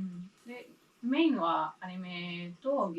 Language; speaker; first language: Japanese; non-native, learner; English